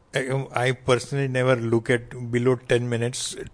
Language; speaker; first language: English; non-native, local second language; Hindi